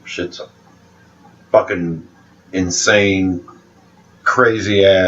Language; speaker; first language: English; native; English